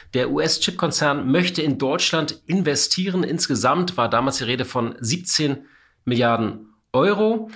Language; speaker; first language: German; native; German